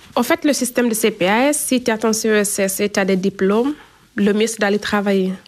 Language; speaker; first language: French; non-native, local second language; Fula